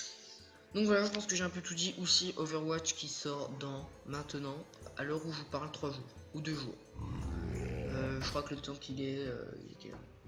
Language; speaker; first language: French; native; French